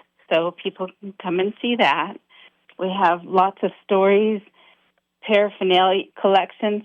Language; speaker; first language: English; native; English